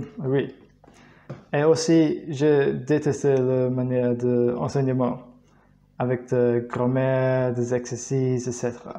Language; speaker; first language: French; non-native, learner; German